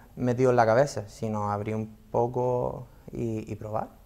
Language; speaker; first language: Spanish; native; Spanish